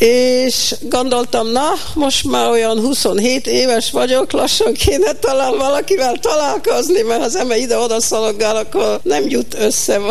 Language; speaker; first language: Hungarian; early bilingual, heritage; Hungarian